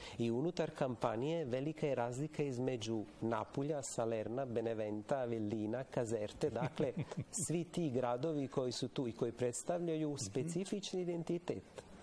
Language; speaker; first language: Serbian; non-native, fluent; Italian